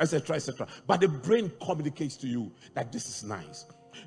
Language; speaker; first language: English; non-native, local second language; Akan